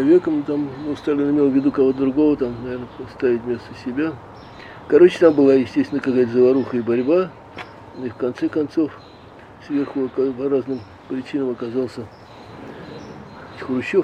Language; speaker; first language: Russian; native; Russian